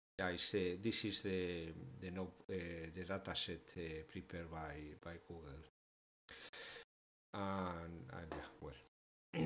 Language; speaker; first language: English; non-native, fluent; Spanish